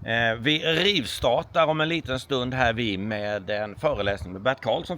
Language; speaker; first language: Swedish; native; Swedish